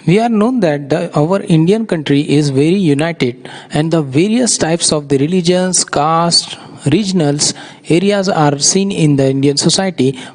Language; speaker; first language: English; non-native, local second language; Urdu